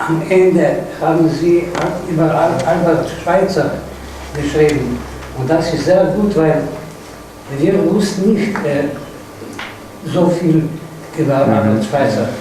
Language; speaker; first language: German; non-native, fluent; Slovenian